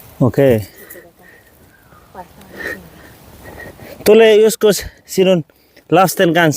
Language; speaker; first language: Finnish; non-native, learner; Bangla